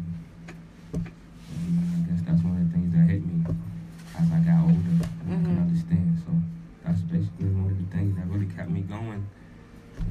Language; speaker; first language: English; native; English